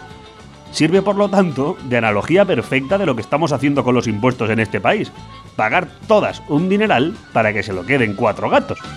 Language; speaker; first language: Spanish; native; Spanish